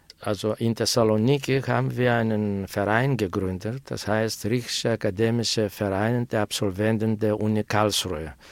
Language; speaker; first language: German; non-native, fluent; Greek